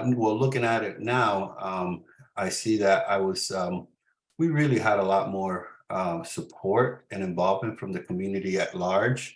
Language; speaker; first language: English; early bilingual, other home language; Spanish